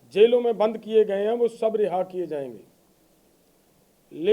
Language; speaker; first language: Hindi; non-native, local second language; Punjabi